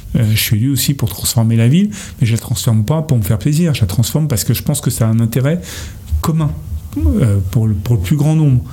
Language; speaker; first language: French; native; French